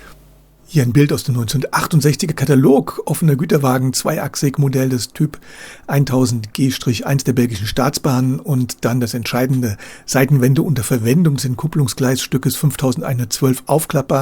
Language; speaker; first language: German; native; German